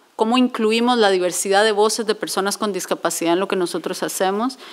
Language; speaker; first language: Spanish; native; Spanish